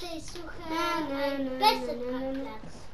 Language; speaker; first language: German; non-native, learner; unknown